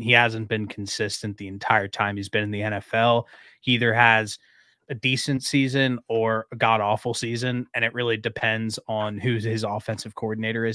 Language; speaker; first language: English; native; English